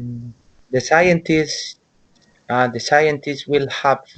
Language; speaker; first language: English; non-native, learner; Spanish